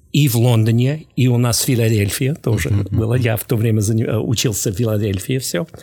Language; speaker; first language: Russian; non-native, fluent; English